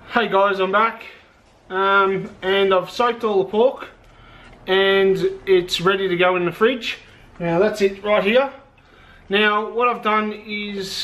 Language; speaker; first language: English; native; English